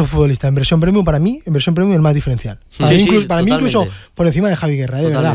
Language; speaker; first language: Spanish; native; Spanish